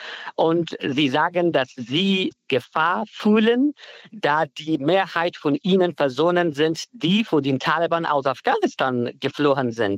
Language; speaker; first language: German; non-native, learner; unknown